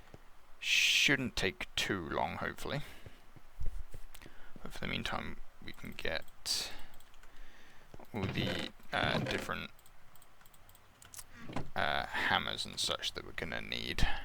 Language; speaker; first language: English; native; English